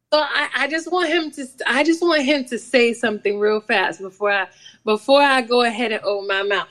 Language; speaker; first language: English; native; English